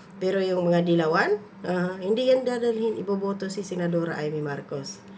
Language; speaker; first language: Filipino; non-native, local second language; Cebuano